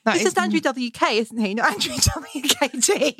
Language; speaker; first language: English; native; English